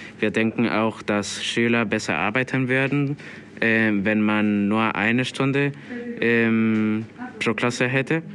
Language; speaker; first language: German; non-native, learner; Spanish